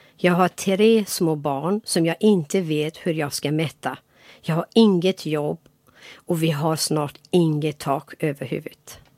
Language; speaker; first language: Swedish; non-native, fluent; Persian